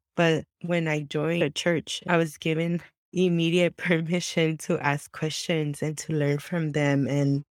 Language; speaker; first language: English; early bilingual, other home language; Spanish